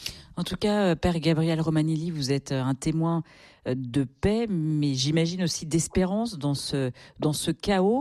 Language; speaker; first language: French; native; French